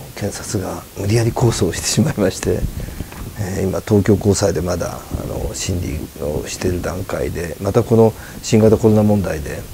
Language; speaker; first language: Japanese; native; Japanese